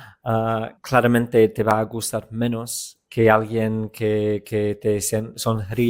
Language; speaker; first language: Spanish; non-native, fluent; English